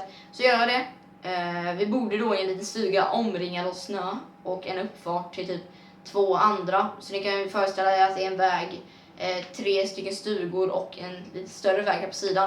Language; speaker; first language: Swedish; native; Swedish